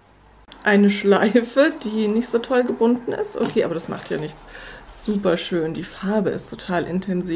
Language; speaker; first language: German; native; German